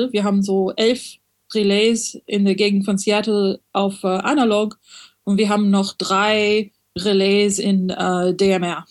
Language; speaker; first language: German; non-native, learner; French